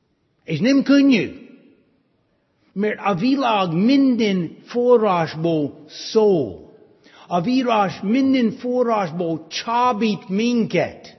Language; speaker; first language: Hungarian; non-native, fluent; English